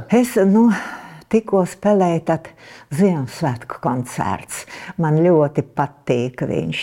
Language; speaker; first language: Latvian; non-native, local second language; Russian